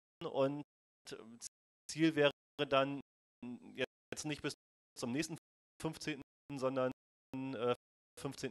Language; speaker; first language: German; native; German